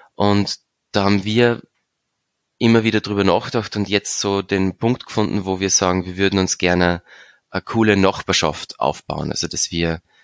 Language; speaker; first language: German; native; German